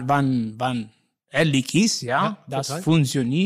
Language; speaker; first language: German; non-native, learner; Italian